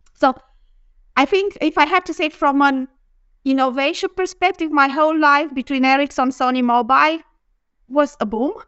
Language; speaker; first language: English; non-native, fluent; Romanian